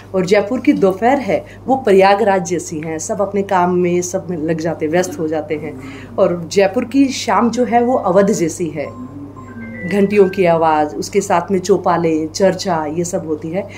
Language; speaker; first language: Hindi; native; Hindi